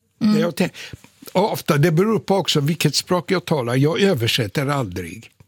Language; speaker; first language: Swedish; non-native, fluent; Polish